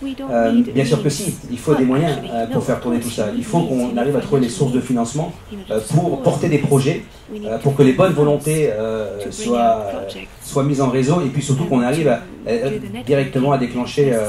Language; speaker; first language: French; native; French